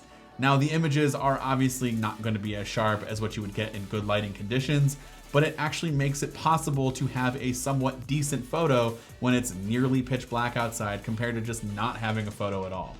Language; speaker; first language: English; native; English